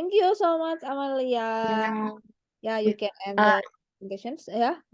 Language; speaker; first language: English; non-native, learner; Indonesian